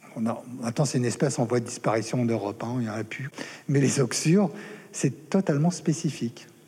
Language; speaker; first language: French; native; French